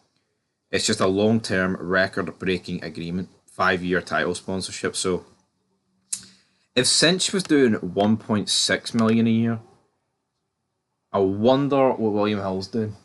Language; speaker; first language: English; native; English